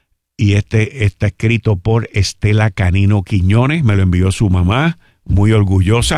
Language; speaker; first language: Spanish; native; Spanish